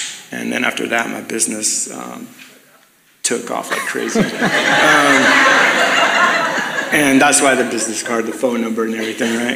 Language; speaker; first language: English; early bilingual, other home language; Spanish